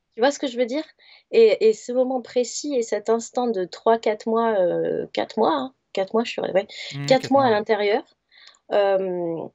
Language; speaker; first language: French; native; French